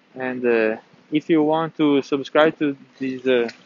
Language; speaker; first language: English; non-native, fluent; Italian